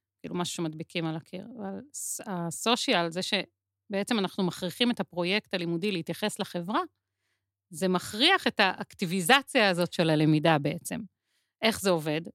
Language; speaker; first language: Hebrew; native; Hebrew